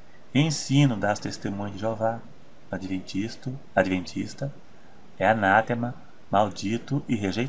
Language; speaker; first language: Portuguese; native; Portuguese